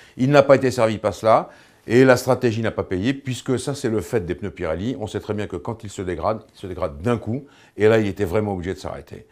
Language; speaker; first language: French; native; French